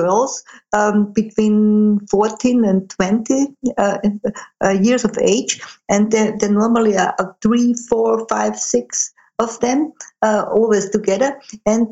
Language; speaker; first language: English; non-native, fluent; German